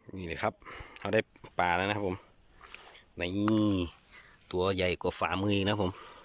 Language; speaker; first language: Thai; non-native, local second language; Lao